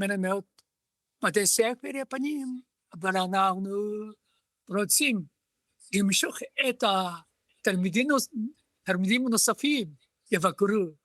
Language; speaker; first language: Hebrew; non-native, learner; Japanese